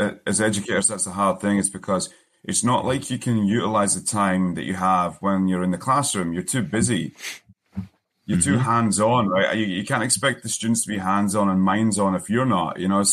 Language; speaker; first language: English; native; English